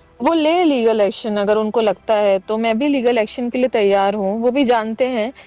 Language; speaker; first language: Hindi; native; Hindi